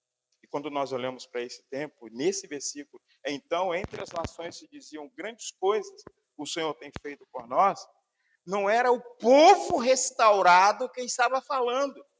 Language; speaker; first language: Portuguese; native; Portuguese